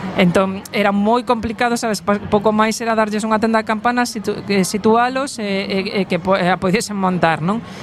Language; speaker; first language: Galician; non-native, local second language; Spanish